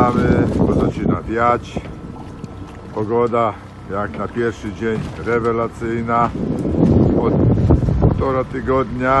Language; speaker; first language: Polish; native; Polish